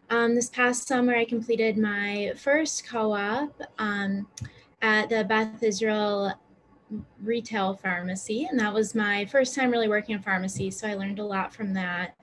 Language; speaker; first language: English; native; English